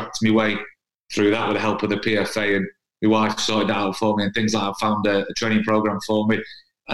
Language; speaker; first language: English; native; English